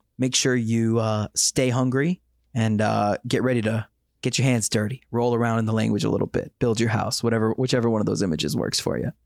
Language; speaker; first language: English; native; English